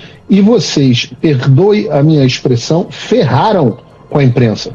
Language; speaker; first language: Portuguese; native; Portuguese